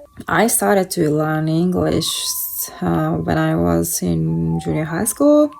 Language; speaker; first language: English; non-native, fluent; Japanese